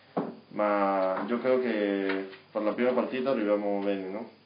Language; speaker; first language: Italian; non-native, learner; Spanish